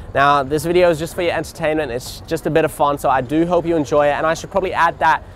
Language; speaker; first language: English; native; English